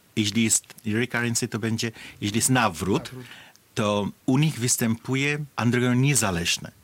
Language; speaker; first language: Polish; non-native, fluent; Bangla